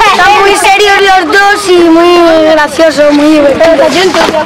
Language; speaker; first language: Spanish; native; Spanish